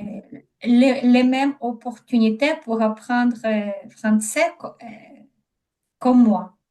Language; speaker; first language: French; non-native, learner; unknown